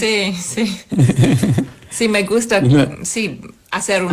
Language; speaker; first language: Spanish; non-native, learner; English